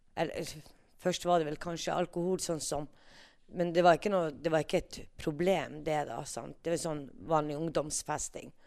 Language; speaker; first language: Norwegian; native; Norwegian